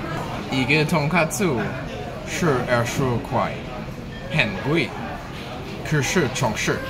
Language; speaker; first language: Chinese; non-native, learner; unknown